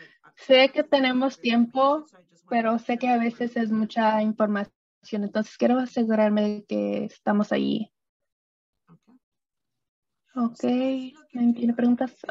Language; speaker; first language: Spanish; early bilingual, other home language; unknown